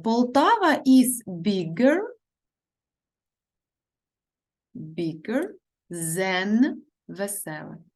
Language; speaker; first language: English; non-native, learner; Ukrainian